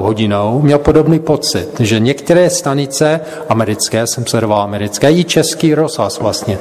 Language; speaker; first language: Czech; non-native, fluent; English